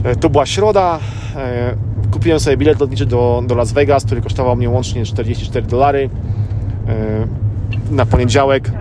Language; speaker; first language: Polish; native; Polish